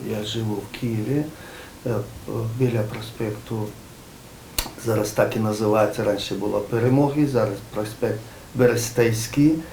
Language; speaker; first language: Ukrainian; non-native, fluent; Georgian